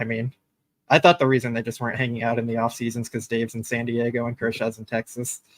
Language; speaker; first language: English; native; English